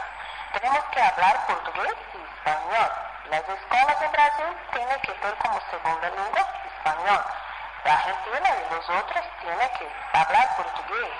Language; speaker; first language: Spanish; non-native, fluent; Portuguese